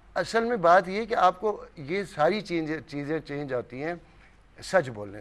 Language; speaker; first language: Urdu; native; Urdu